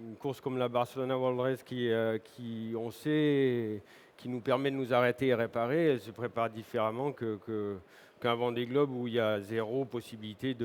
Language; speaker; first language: French; native; French